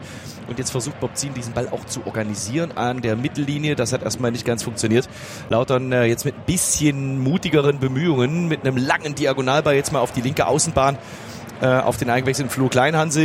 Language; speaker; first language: German; native; German